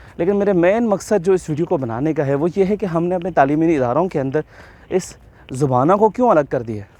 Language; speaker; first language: Urdu; native; Urdu